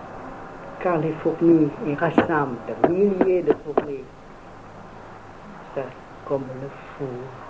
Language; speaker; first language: French; non-native, fluent; Vietnamese